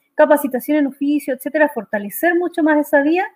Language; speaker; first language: Spanish; native; Spanish